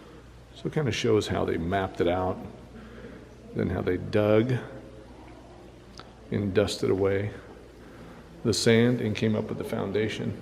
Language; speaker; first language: English; native; English